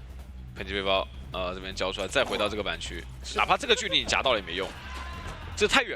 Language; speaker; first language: Chinese; native; Chinese